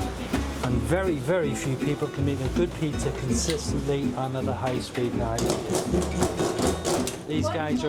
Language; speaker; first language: English; native; English